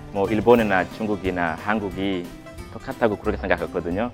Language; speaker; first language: Korean; non-native, fluent; Swahili